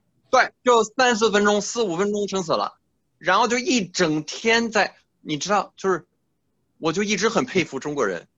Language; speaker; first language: Chinese; non-native, fluent; French